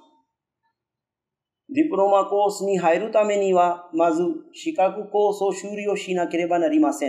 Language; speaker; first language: Japanese; non-native, fluent; Urdu